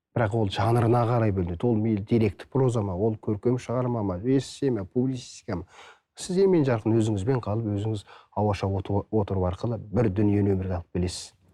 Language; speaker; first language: Kazakh; native; Kazakh